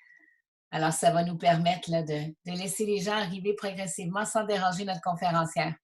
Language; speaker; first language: French; native; French